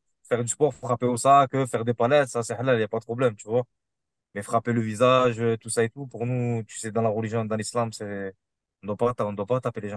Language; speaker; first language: French; native; French